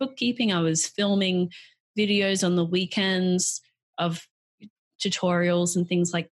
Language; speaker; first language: English; native; English